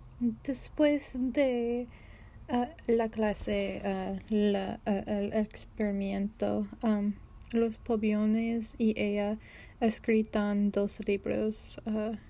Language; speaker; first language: Spanish; non-native, learner; English